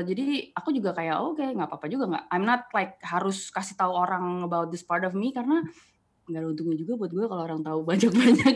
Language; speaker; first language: Indonesian; native; Indonesian